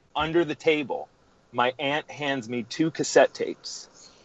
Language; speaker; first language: English; native; English